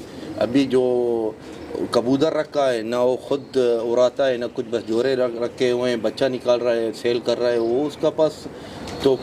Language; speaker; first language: Hindi; non-native, learner; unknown